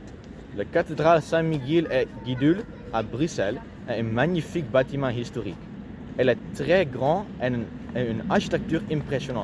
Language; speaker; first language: French; non-native, learner; Dutch